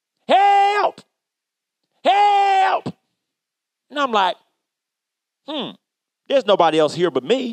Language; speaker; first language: English; native; English